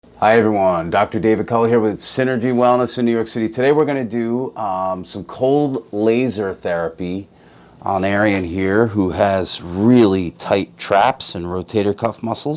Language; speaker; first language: English; native; English